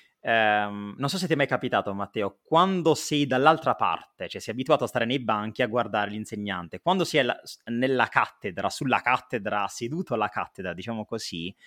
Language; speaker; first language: Italian; native; Italian